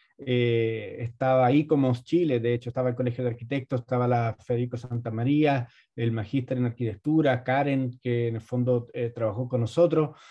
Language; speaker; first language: Spanish; native; Spanish